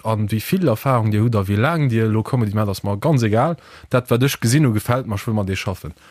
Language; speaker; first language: Luxembourgish; early bilingual, other home language; Portuguese